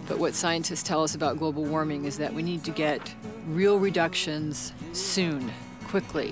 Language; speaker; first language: English; native; English